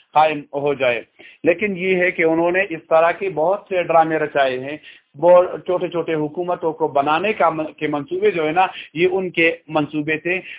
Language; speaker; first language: Urdu; non-native, local second language; Pashto